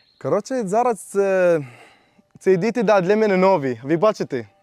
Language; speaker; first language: Ukrainian; non-native, learner; Arabic